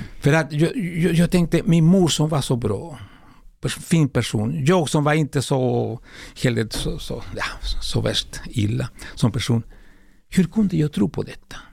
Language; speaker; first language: Swedish; non-native, fluent; Spanish